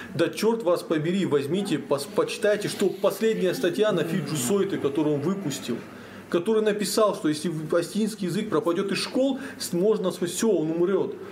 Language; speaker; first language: Russian; native; Russian